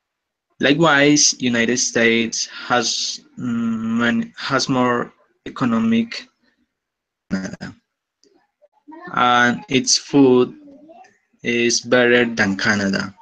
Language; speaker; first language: English; non-native, learner; Spanish